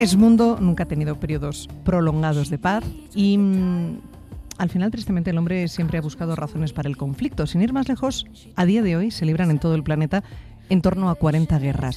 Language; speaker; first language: Spanish; native; Spanish